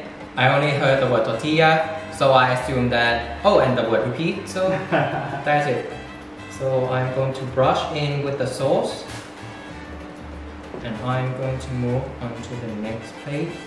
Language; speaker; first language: English; non-native, fluent; Thai